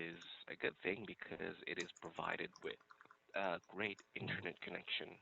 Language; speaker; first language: English; non-native, local second language; Filipino